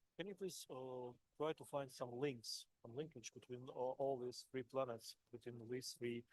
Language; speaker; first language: English; non-native, fluent; Russian